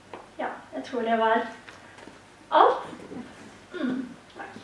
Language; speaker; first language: Norwegian; early bilingual, heritage; Tigrinya